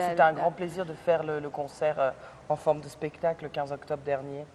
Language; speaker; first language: French; early bilingual, other home language; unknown